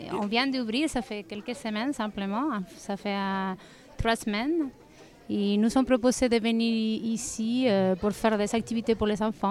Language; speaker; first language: French; non-native, fluent; Spanish